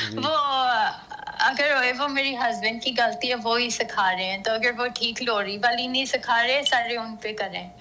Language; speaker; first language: Urdu; early bilingual, heritage; Urdu